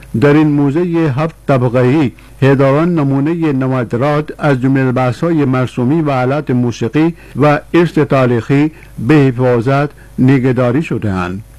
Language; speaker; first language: Persian; non-native, fluent; Urdu